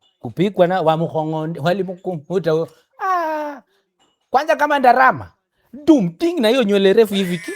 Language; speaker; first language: Swahili; native; Swahili